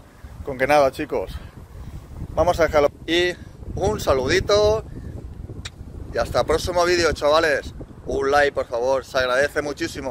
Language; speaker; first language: Spanish; native; Spanish